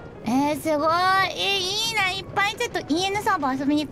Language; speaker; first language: Japanese; native; Japanese